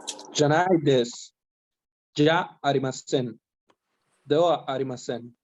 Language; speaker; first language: Japanese; non-native, learner; Spanish